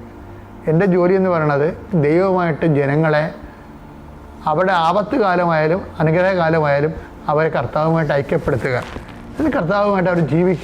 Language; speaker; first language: Malayalam; native; Malayalam